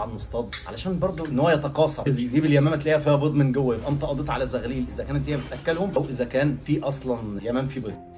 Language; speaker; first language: Arabic; native; Arabic